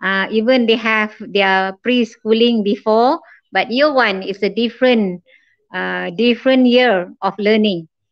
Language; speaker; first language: English; non-native, local second language; Malay